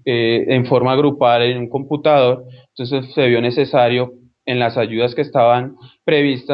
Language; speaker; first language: Spanish; native; Spanish